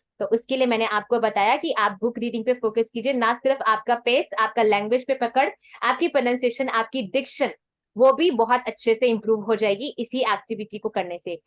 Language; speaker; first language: Hindi; non-native, local second language; Punjabi